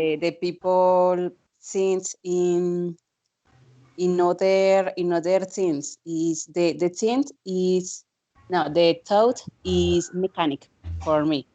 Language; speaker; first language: English; non-native, learner; Spanish